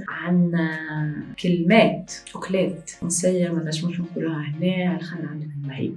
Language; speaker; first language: Arabic; native; Arabic